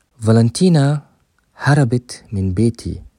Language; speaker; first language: Arabic; native; Arabic